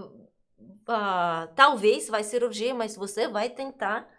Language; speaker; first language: Portuguese; non-native, learner; Russian